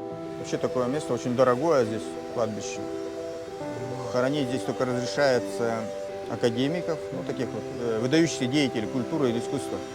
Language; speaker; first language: Russian; native; Russian